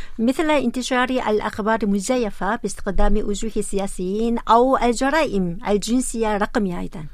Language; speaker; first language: Arabic; non-native, fluent; Korean